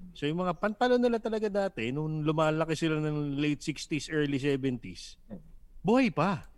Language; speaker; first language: Filipino; native; Filipino